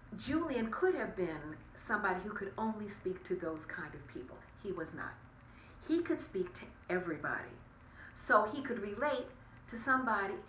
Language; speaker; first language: English; native; English